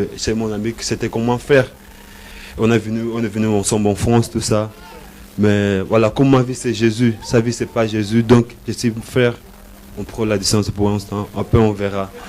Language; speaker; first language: French; non-native, learner; Portuguese